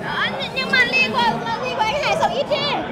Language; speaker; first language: Vietnamese; non-native, fluent; Lao